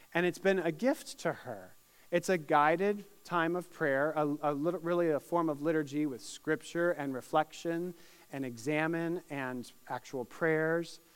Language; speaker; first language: English; native; English